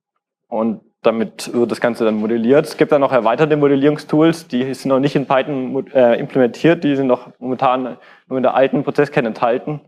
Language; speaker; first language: German; native; German